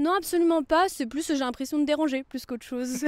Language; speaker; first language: French; native; French